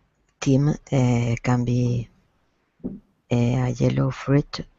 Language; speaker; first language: English; non-native, learner; Spanish